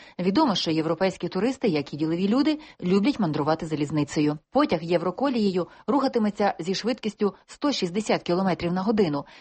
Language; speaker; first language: Ukrainian; native; Ukrainian